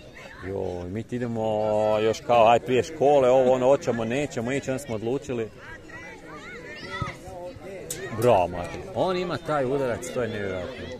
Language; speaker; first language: Serbian; native; Serbian